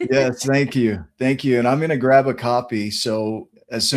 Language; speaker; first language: English; native; English